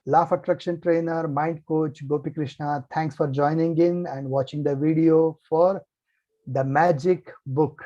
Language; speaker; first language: English; non-native, local second language; Kannada